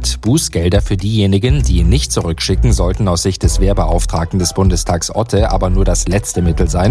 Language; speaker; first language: German; native; German